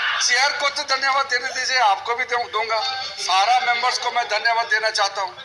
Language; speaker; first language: Hindi; non-native, local second language; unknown